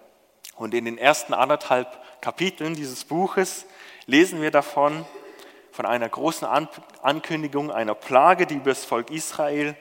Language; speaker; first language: German; native; German